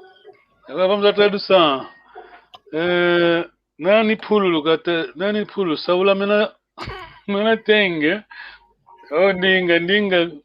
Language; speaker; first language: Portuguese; non-native, local second language; Kongo